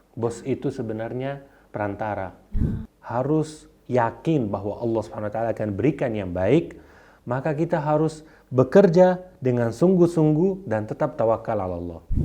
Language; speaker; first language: Indonesian; non-native, fluent; Arabic